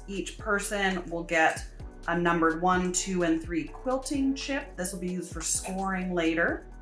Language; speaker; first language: English; native; English